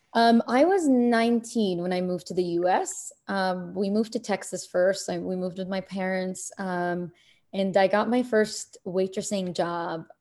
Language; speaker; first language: English; early bilingual, other home language; Arabic